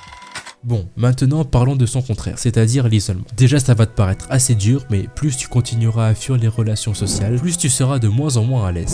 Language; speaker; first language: French; native; French